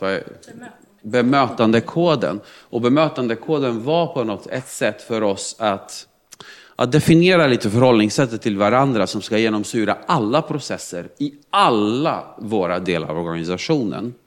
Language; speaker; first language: Swedish; non-native, fluent; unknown